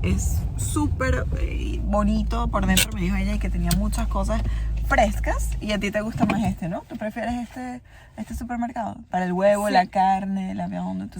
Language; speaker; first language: Spanish; native; Spanish